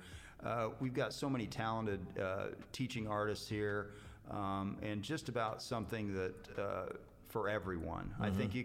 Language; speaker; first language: English; native; English